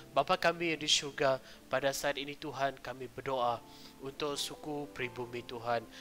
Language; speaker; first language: Malay; non-native, local second language; Iban